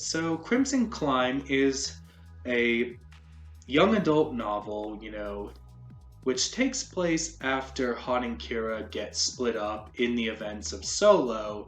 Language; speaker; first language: English; native; English